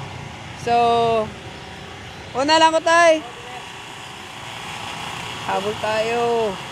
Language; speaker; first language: Filipino; native; Filipino